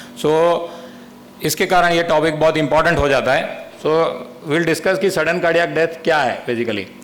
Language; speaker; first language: Hindi; non-native, local second language; Gujarati